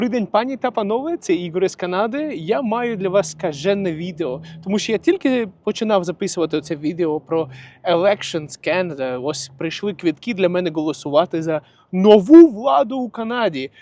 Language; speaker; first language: Ukrainian; non-native, local second language; Russian